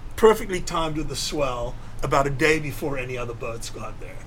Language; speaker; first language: English; native; English